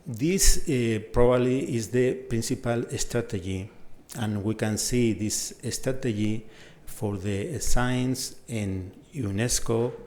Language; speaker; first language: English; non-native, fluent; Spanish